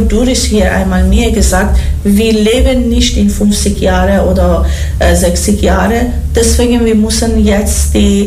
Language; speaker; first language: German; non-native, learner; Persian